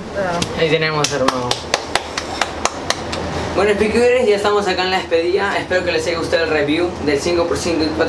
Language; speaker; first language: Spanish; native; Spanish